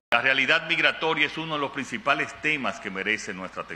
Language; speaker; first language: Spanish; native; Spanish